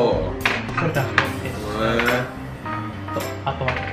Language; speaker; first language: Japanese; non-native, fluent; Indonesian